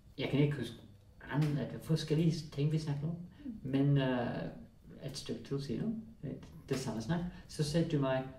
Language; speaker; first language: Danish; non-native, learner; English